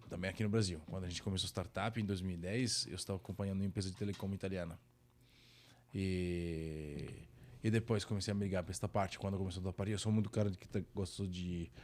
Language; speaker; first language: Portuguese; non-native, fluent; Italian